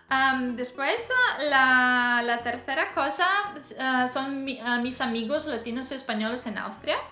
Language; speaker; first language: Spanish; non-native, fluent; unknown